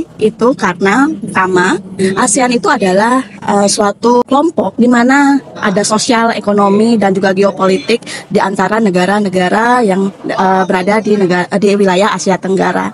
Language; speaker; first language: Indonesian; native; Indonesian